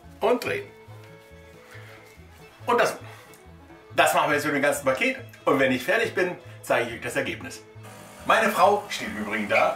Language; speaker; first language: German; native; German